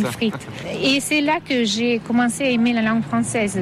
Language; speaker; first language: French; non-native, fluent; Russian